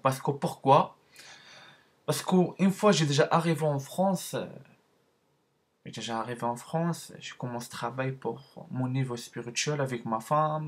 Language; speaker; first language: French; non-native, learner; Arabic